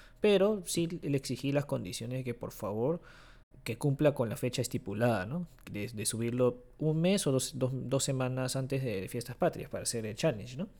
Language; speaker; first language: Spanish; early bilingual, other home language; Japanese